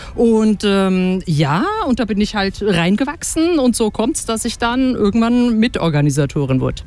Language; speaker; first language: German; native; German